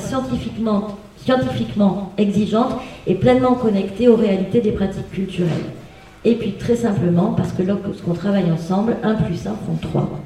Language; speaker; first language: French; native; French